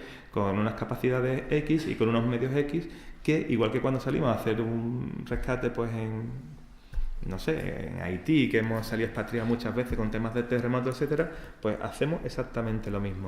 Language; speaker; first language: Spanish; native; Spanish